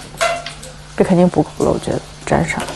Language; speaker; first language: Chinese; native; Chinese